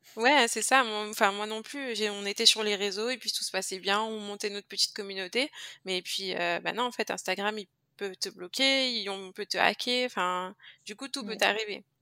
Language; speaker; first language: French; native; French